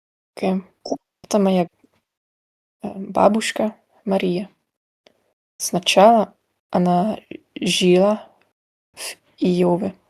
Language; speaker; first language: Russian; non-native, learner; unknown